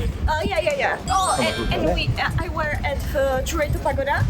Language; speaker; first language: English; non-native, fluent; Czech